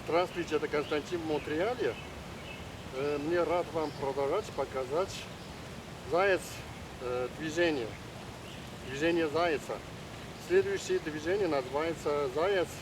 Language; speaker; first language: Russian; non-native, learner; Chinese